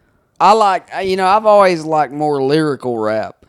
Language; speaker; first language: English; native; English